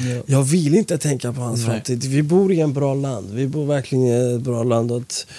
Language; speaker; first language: Swedish; non-native, fluent; Persian